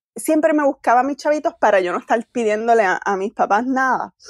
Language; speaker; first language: Spanish; native; Spanish